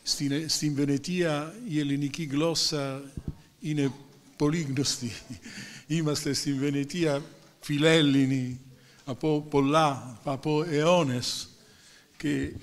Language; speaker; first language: Greek; non-native, learner; Italian